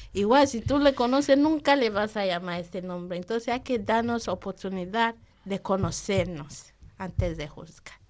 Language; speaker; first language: Spanish; non-native, learner; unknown